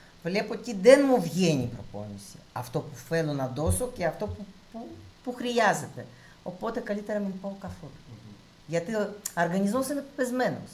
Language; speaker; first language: Greek; non-native, fluent; Russian